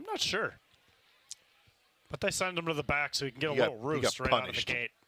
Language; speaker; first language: English; native; English